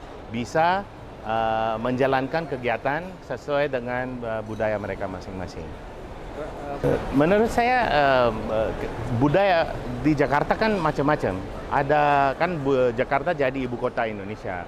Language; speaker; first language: Indonesian; non-native, fluent; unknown